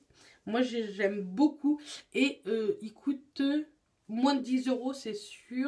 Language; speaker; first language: French; native; French